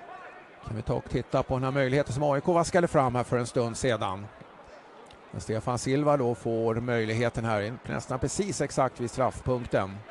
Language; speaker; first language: Swedish; native; Swedish